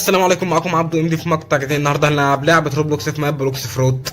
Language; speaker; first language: Arabic; native; Arabic